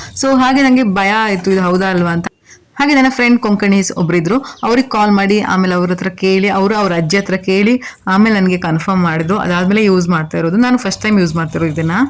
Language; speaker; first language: Kannada; native; Kannada